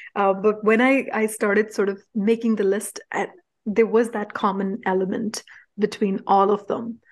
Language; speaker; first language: English; non-native, local second language; Punjabi